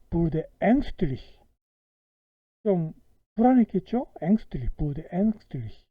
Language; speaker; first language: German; non-native, fluent; Korean